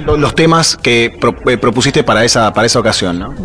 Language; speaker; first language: Spanish; native; Spanish